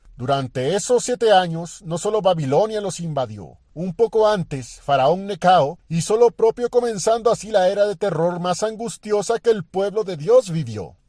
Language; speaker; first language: Spanish; native; Spanish